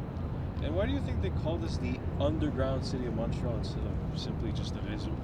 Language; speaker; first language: English; non-native, local second language; French